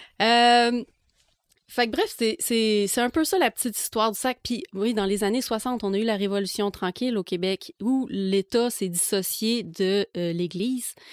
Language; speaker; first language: French; native; French